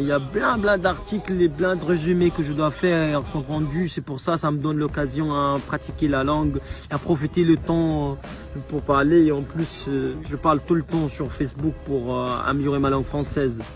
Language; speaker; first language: French; non-native, fluent; Arabic